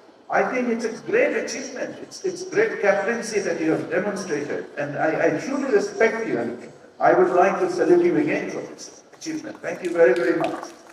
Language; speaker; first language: English; non-native, local second language; Bangla